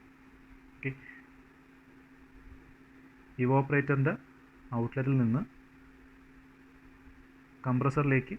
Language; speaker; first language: Malayalam; native; Malayalam